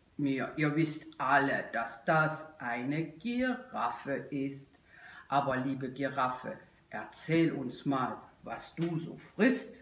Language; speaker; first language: German; native; German